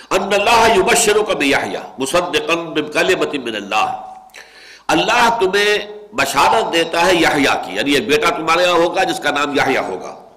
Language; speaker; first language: Urdu; native; Urdu